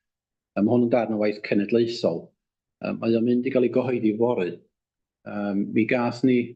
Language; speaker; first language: Welsh; native; Welsh